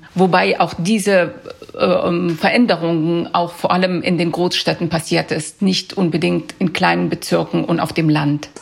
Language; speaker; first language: German; early bilingual, other home language; Persian